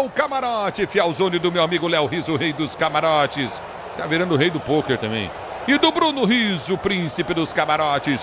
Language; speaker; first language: Portuguese; native; Portuguese